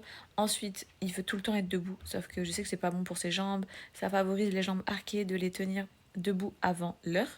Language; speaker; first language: French; native; French